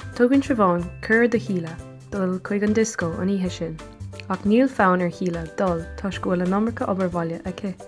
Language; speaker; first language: Irish; non-native, local second language; English